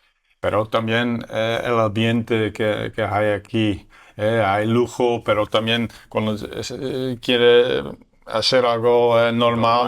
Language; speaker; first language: Spanish; non-native, learner; Dutch